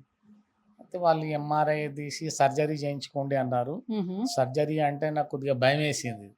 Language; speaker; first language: Telugu; native; Telugu